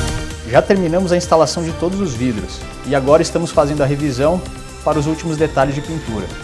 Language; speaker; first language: Portuguese; native; Portuguese